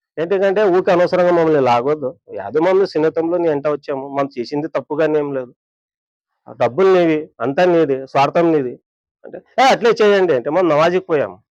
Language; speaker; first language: Telugu; non-native, local second language; Urdu